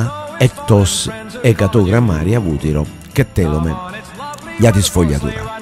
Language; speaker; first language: Greek; non-native, learner; Italian